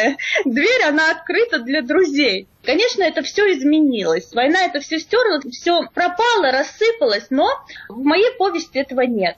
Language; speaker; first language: Russian; native; Russian